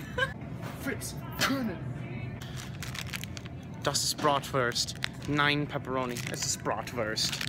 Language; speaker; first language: German; non-native, learner; English